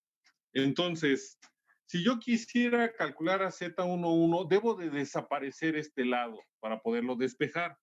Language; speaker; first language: Spanish; native; Spanish